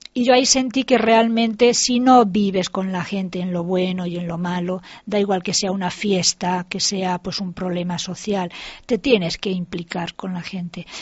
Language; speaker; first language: Spanish; native; Spanish